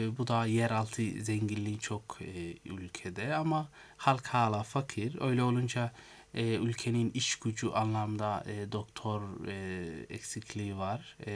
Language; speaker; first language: Turkish; non-native, fluent; Somali